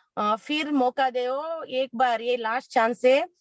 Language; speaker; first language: Hindi; non-native, local second language; Kannada